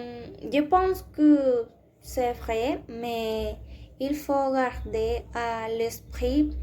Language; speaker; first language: French; non-native, learner; Spanish